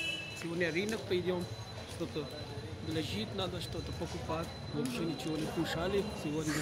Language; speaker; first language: Russian; non-native, learner; Hindi